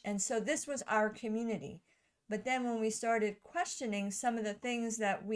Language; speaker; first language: English; native; English